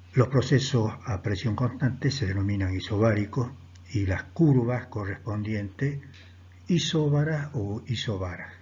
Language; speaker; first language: Spanish; native; Spanish